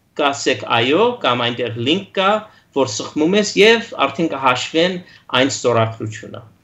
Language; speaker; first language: Armenian; early bilingual, heritage; Armenian